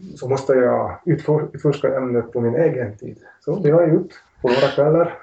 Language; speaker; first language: Swedish; non-native, fluent; Hungarian